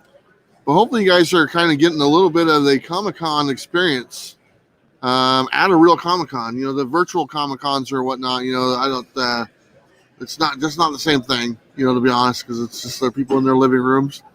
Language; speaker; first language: English; native; English